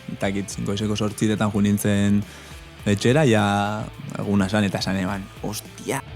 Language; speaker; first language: Basque; native; Basque